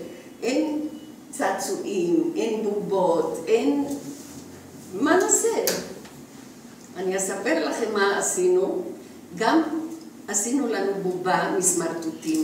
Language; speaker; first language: Hebrew; non-native, fluent; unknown